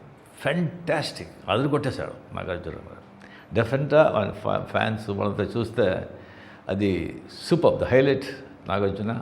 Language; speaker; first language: Telugu; non-native, fluent; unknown